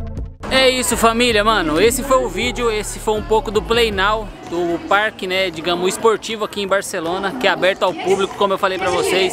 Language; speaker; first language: Portuguese; native; Portuguese